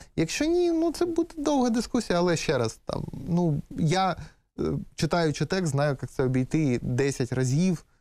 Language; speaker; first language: Ukrainian; native; Ukrainian